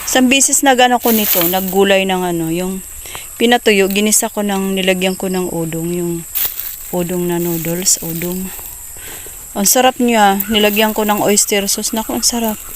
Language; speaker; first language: Filipino; native; Filipino